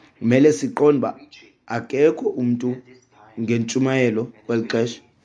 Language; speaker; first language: Xhosa; non-native, local second language; Zulu